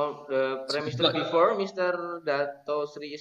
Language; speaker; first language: English; non-native, learner; Indonesian